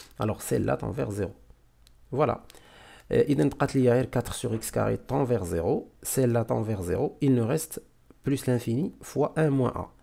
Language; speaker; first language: French; non-native, local second language; Arabic